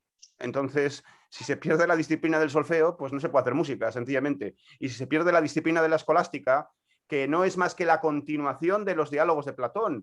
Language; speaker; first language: Spanish; native; Spanish